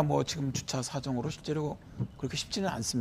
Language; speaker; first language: Korean; native; Korean